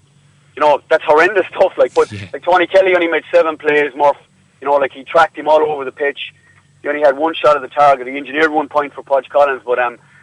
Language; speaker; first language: English; native; English